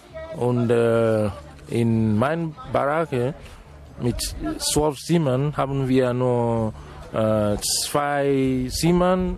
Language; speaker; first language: German; non-native, fluent; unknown